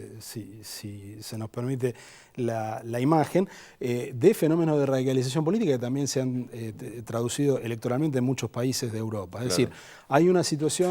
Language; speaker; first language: Spanish; native; Spanish